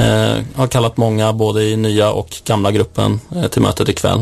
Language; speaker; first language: Swedish; native; Swedish